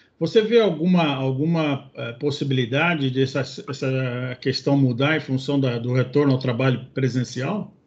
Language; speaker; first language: Portuguese; native; Portuguese